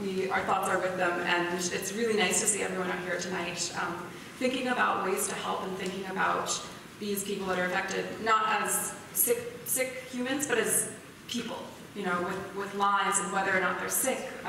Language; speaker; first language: English; native; English